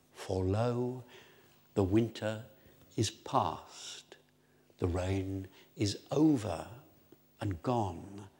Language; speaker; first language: English; native; English